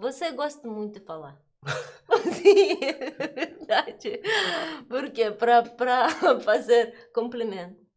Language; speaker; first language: Portuguese; non-native, learner; Russian